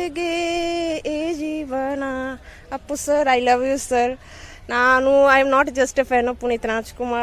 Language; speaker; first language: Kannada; non-native, local second language; Bangla